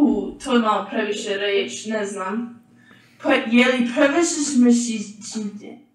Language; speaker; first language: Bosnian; early bilingual, heritage; English